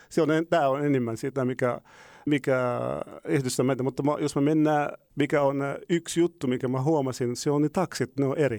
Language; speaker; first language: Finnish; non-native, fluent; Arabic